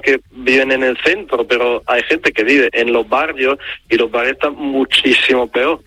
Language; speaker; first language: Spanish; non-native, fluent; Italian